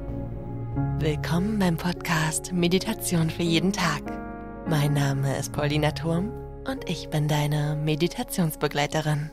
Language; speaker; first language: German; native; German